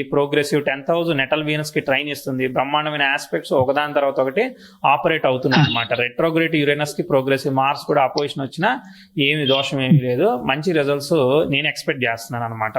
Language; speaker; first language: Telugu; native; Telugu